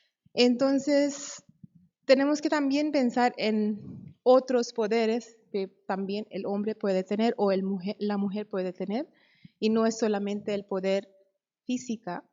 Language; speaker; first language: Spanish; non-native, fluent; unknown